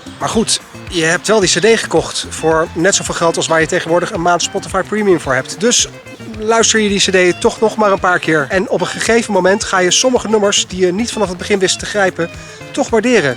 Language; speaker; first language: Dutch; native; Dutch